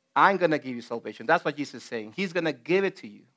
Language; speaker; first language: English; non-native, fluent; Spanish